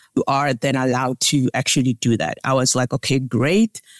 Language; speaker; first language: English; non-native, local second language; Tsonga